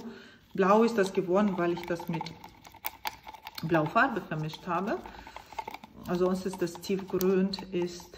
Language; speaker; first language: German; non-native, fluent; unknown